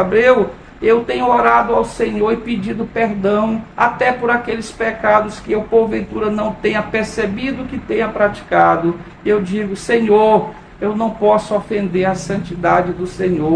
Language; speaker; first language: Portuguese; native; Portuguese